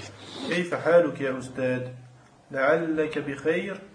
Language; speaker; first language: Arabic; non-native, learner; French